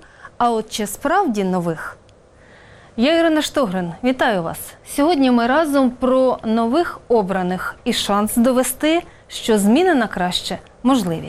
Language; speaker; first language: Ukrainian; native; Ukrainian